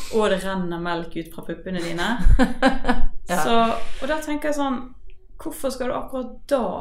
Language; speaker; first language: Norwegian; native; Norwegian